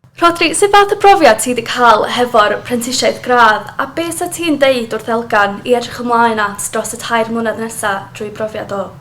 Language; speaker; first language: Welsh; native; Welsh